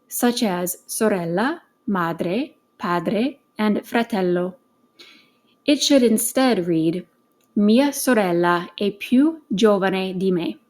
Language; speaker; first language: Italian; non-native, fluent; English